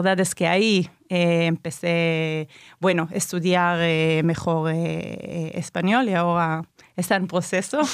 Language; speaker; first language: Spanish; non-native, fluent; Hebrew